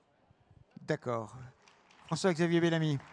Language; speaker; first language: French; native; French